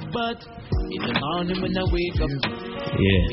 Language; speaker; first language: English; non-native, local second language; Jamaican Creole English